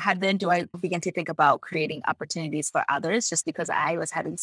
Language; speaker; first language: English; non-native, fluent; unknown